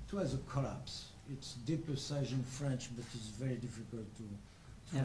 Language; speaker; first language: English; non-native, learner; French